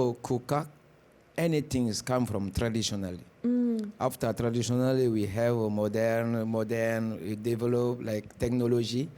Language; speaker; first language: English; non-native, learner; Bambara